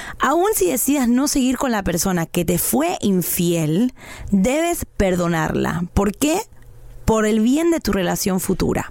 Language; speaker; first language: Spanish; native; Spanish